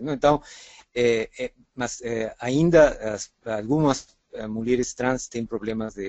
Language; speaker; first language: Portuguese; non-native, fluent; Spanish